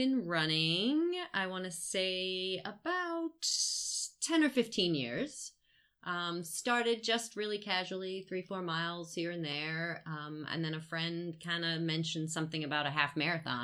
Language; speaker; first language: English; native; English